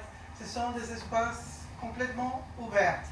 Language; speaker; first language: French; non-native, learner; Spanish